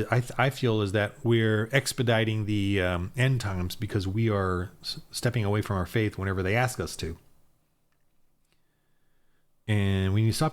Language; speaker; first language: English; native; English